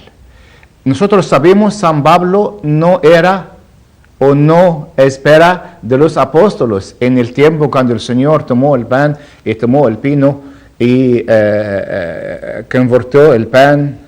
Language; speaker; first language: Spanish; non-native, learner; Arabic